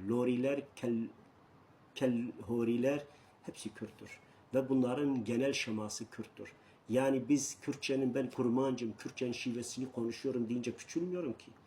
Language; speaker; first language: Turkish; non-native, local second language; Kurdish